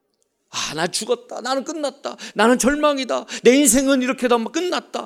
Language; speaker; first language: Korean; native; Korean